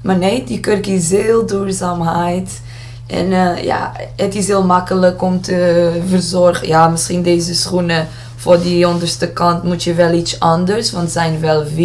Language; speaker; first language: Dutch; non-native, learner; Portuguese